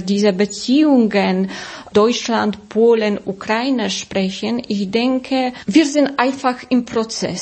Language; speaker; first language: German; non-native, fluent; Polish